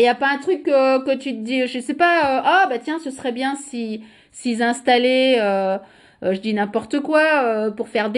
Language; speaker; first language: French; native; French